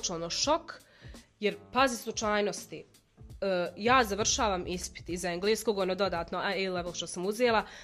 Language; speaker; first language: Croatian; non-native, fluent; Arabic